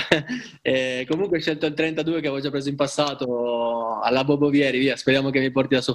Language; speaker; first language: Italian; native; Italian